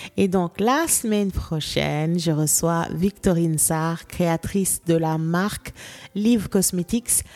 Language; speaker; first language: French; non-native, local second language; Wolof